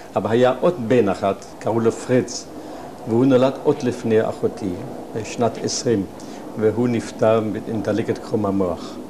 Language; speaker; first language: Hebrew; non-native, fluent; German